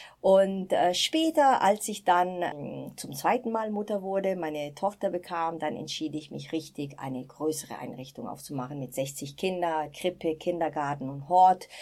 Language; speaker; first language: German; non-native, fluent; Italian